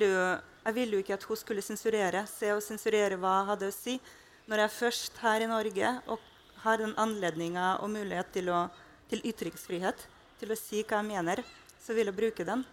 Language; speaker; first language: Norwegian; non-native, fluent; Russian